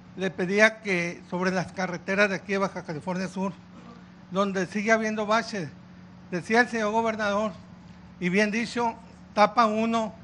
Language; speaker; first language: Spanish; native; Spanish